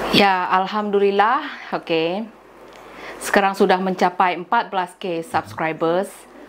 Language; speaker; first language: Malay; non-native, local second language; Iban